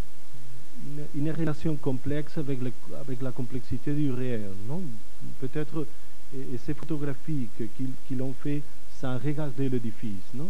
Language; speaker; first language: French; non-native, fluent; Catalan